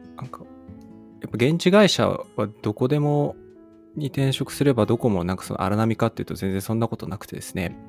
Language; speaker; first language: Japanese; native; Japanese